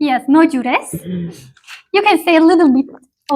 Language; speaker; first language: English; non-native, learner; Turkish